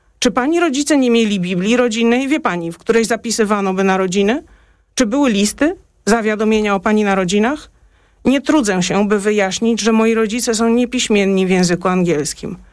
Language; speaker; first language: Polish; native; Polish